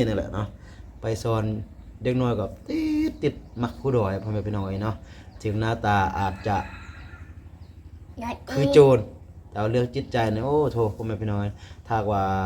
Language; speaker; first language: Thai; non-native, local second language; Lao